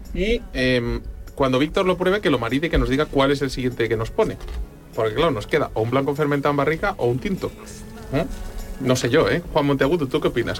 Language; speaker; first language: Spanish; native; Spanish